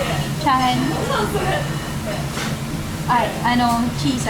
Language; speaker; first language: Japanese; non-native, learner; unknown